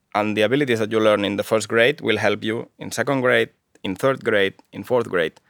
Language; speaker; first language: English; non-native, fluent; Spanish